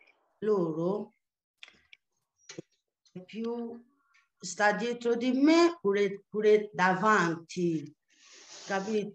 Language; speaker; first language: Italian; non-native, learner; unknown